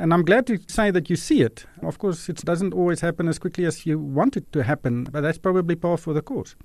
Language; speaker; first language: English; non-native, local second language; Afrikaans